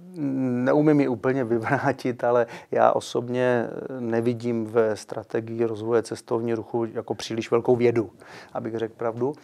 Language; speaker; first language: Czech; native; Czech